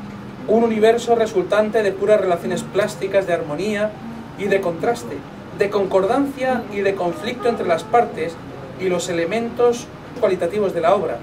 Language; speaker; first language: Spanish; native; Spanish